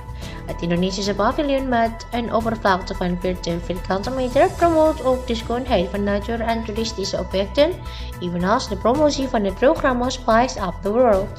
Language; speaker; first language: Dutch; non-native, fluent; Indonesian